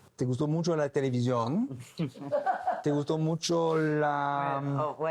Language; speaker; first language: Spanish; non-native, learner; English